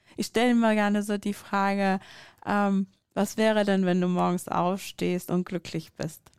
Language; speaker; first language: German; non-native, fluent; Persian